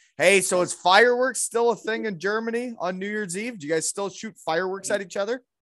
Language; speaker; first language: English; native; English